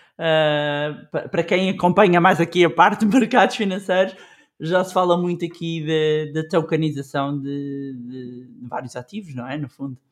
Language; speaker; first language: Portuguese; native; Portuguese